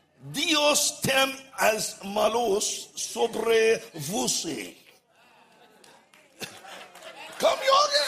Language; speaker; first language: Portuguese; non-native, learner; English